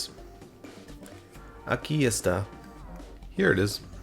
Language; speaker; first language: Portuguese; non-native, learner; English